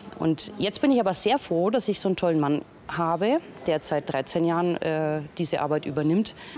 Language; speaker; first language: German; native; German